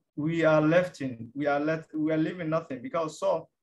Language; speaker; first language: English; non-native, fluent; Somali